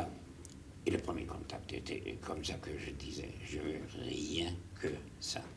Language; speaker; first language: French; non-native, fluent; German